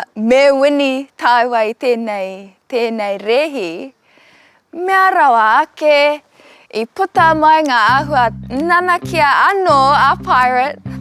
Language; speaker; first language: Māori; non-native, local second language; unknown